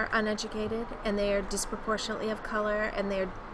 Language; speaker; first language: English; native; English